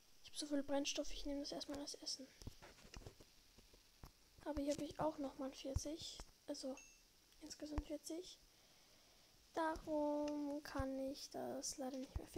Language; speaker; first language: German; native; German